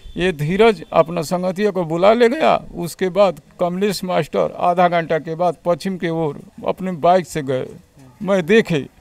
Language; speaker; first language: Hindi; native; Hindi